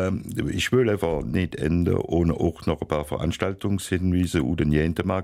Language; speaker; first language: German; native; German